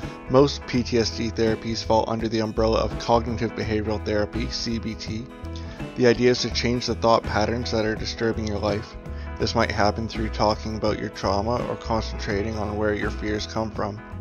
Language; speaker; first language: English; native; English